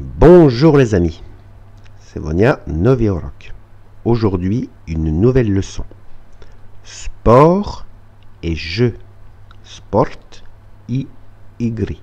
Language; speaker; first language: French; non-native, fluent; Russian